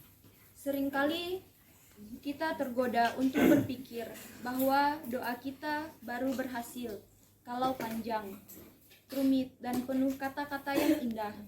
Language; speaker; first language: Indonesian; native; Indonesian